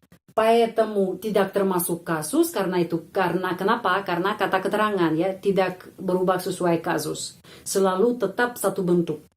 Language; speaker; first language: Indonesian; non-native, fluent; Russian